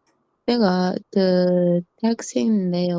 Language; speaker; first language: Korean; non-native, learner; Uzbek